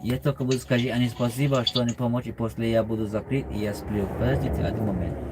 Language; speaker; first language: Russian; non-native, learner; English